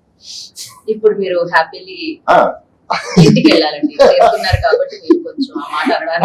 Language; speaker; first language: Telugu; native; Telugu